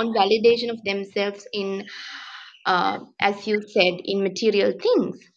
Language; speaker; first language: English; non-native, local second language; Sinhala